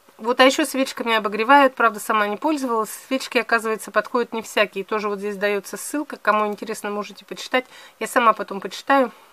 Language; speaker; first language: Russian; native; Russian